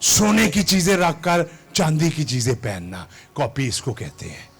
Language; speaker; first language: Urdu; non-native, local second language; Punjabi